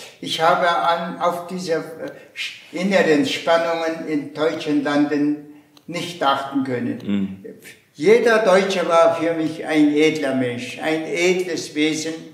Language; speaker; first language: German; non-native, fluent; Tuvinian